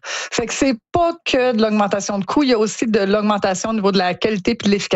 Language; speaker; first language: French; native; French